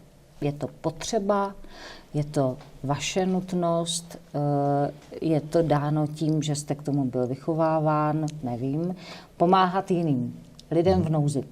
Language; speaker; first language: Czech; native; Czech